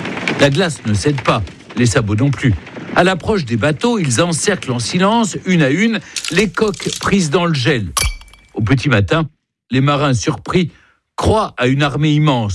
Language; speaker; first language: French; native; French